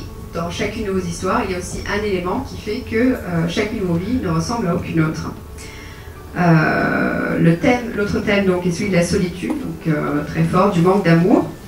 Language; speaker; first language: French; native; French